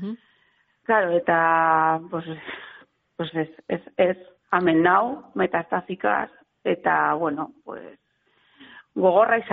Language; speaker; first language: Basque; non-native, local second language; Spanish